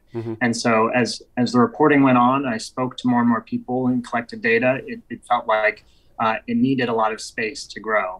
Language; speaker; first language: English; native; English